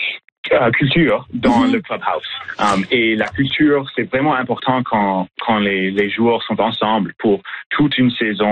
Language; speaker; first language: French; non-native, learner; English